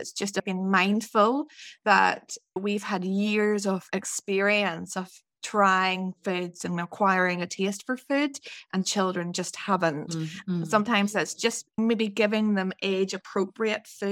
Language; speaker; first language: English; native; English